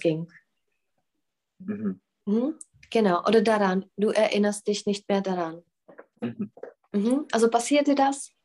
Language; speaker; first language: German; non-native, fluent; Czech